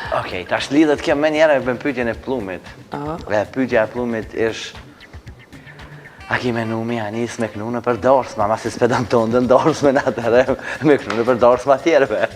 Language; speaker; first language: Albanian; native; Albanian